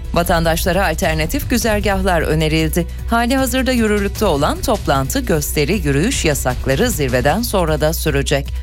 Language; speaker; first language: Turkish; native; Turkish